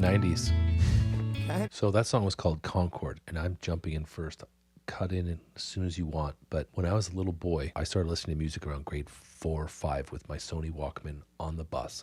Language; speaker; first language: English; native; English